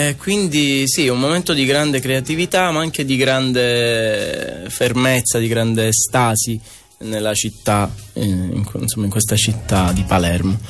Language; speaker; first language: Italian; native; Italian